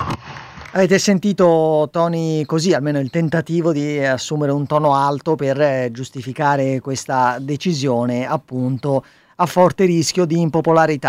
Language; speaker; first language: Italian; native; Italian